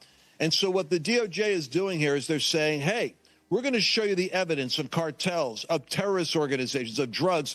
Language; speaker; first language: English; native; English